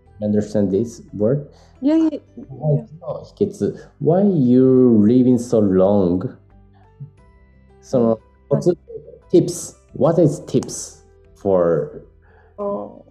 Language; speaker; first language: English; non-native, learner; Japanese